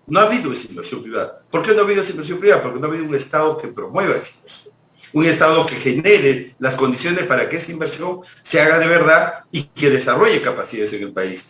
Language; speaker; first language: Spanish; native; Spanish